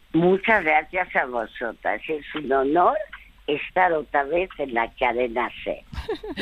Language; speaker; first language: Spanish; non-native, fluent; French